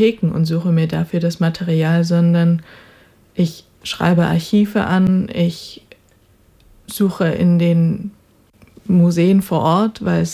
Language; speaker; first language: German; native; German